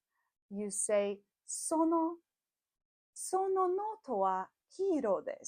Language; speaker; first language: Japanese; non-native, fluent; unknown